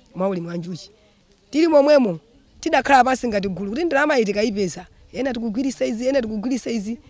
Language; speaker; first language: Nyanja; native; Nyanja